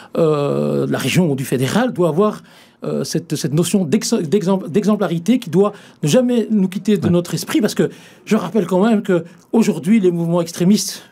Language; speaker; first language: French; native; French